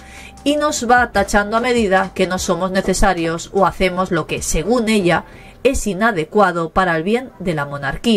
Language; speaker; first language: Spanish; native; Spanish